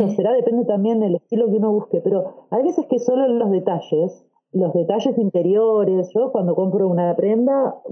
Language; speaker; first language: Spanish; native; Spanish